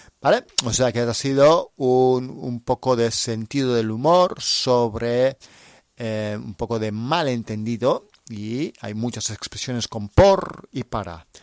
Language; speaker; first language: Spanish; non-native, fluent; English